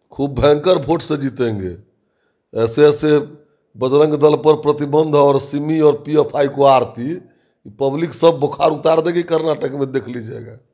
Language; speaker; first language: Hindi; native; Hindi